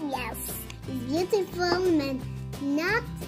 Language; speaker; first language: English; non-native, learner; French